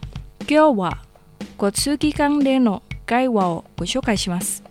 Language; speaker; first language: Japanese; non-native, fluent; Indonesian